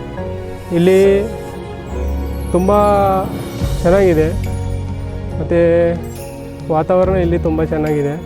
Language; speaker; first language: Kannada; non-native, local second language; Marathi